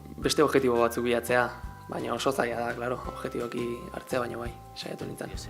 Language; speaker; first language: Basque; native; Basque